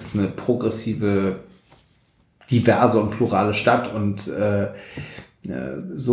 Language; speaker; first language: German; native; German